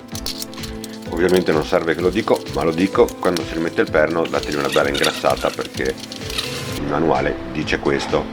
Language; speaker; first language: Italian; native; Italian